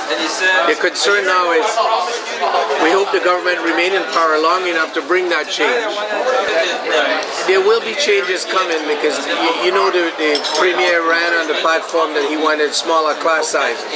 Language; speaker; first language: English; native; English